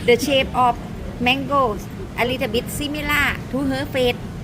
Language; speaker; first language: English; non-native, learner; Thai